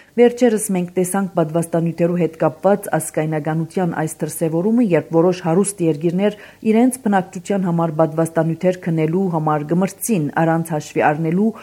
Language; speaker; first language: Armenian; early bilingual, heritage; Armenian